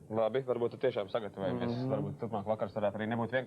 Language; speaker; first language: Latvian; native; Latvian